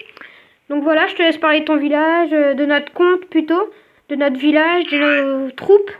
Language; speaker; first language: French; native; French